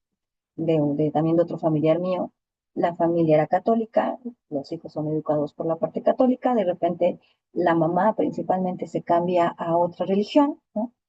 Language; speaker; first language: Spanish; native; Spanish